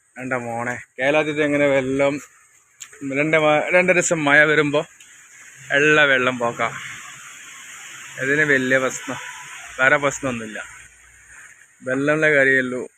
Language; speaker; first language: Malayalam; non-native, learner; Assamese